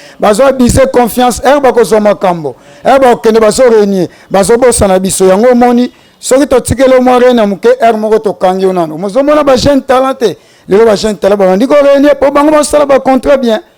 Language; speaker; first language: Lingala; non-native, local second language; Kongo